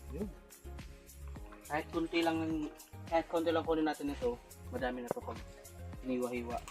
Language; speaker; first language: Filipino; non-native, local second language; Bikol